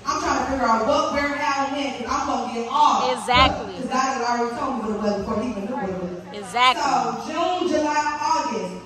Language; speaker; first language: English; native; English